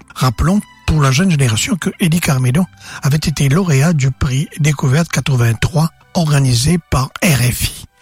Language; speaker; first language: French; non-native, local second language; Morisyen